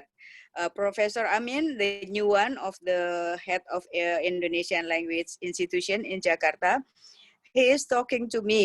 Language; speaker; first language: English; non-native, learner; Indonesian